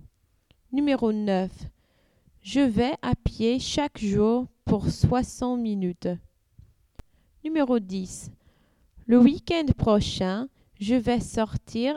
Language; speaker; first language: French; non-native, learner; English